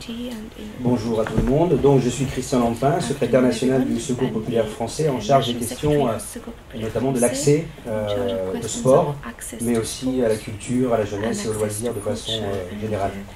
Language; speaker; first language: French; native; French